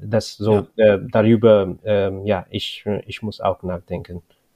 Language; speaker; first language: German; non-native, learner; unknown